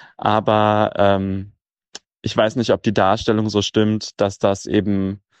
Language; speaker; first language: German; native; German